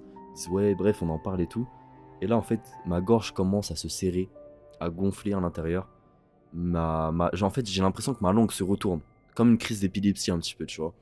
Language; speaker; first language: French; native; French